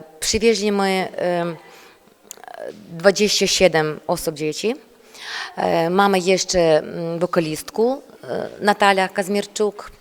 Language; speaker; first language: Polish; non-native, learner; Ukrainian